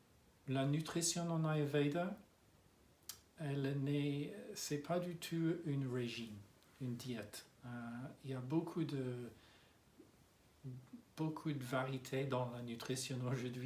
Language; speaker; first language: French; non-native, fluent; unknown